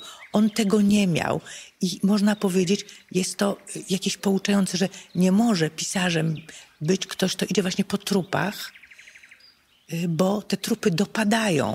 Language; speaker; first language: Polish; native; Polish